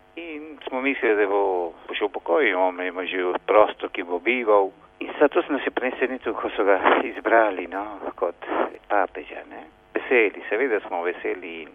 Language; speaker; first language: Slovenian; early bilingual, heritage; Slovenian